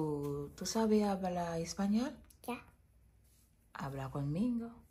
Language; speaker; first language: Spanish; non-native, learner; Haitian Creole